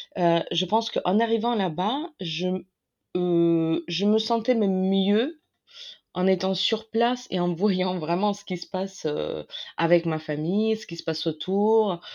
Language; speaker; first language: French; non-native, fluent; Ukrainian